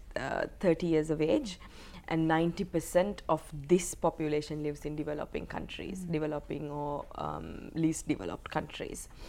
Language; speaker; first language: English; non-native, local second language; Sinhala